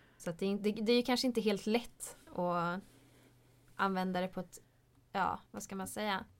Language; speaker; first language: Swedish; native; Swedish